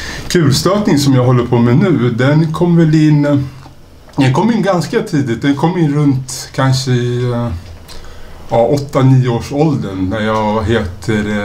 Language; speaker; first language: Swedish; native; Swedish